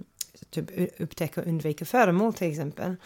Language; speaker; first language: Swedish; non-native, fluent; English